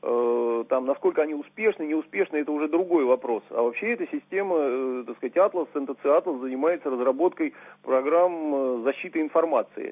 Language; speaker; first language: Russian; native; Russian